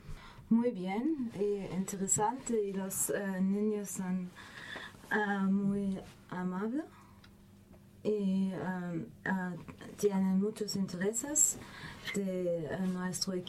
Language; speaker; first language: Spanish; non-native, learner; German